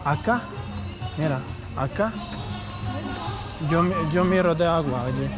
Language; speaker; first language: Spanish; non-native, learner; Croatian